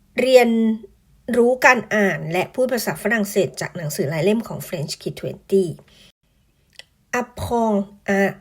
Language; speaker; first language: Thai; native; Thai